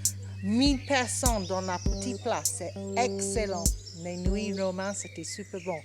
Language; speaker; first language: French; non-native, learner; English